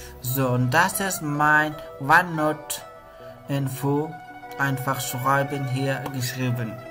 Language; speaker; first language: German; non-native, learner; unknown